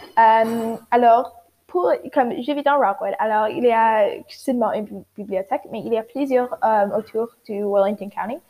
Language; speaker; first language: French; non-native, learner; English